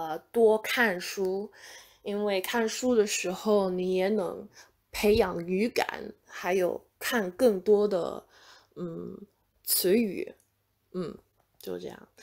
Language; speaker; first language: Chinese; non-native, fluent; English